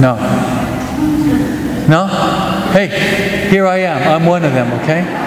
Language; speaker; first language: English; native; English